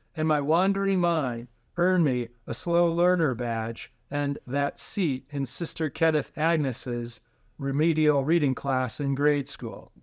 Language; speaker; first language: English; native; English